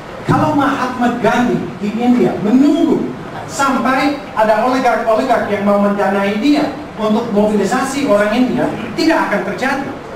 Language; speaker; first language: Indonesian; non-native, fluent; English